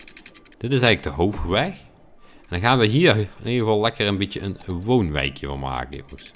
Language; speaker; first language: Dutch; native; Dutch